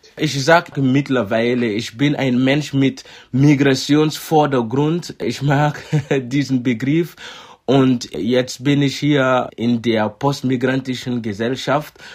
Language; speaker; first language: German; non-native, fluent; Mossi